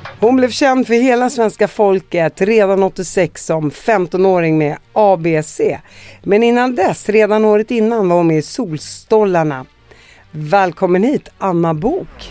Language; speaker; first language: Swedish; native; Swedish